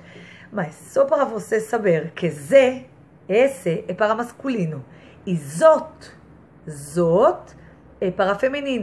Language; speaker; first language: Portuguese; non-native, fluent; Hebrew